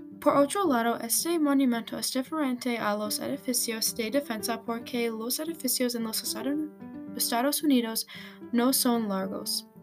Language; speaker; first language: Spanish; non-native, learner; English